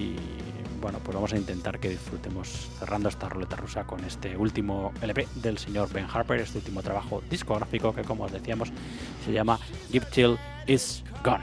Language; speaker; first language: Spanish; native; Spanish